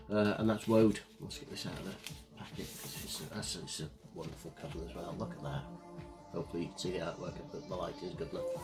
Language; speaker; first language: English; native; English